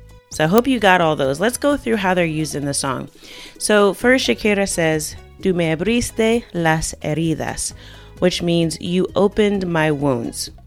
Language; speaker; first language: English; native; English